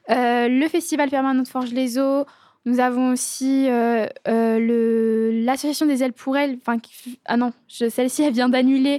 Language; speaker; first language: French; native; French